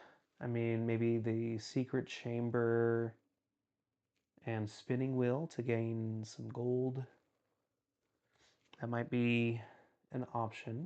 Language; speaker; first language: English; native; English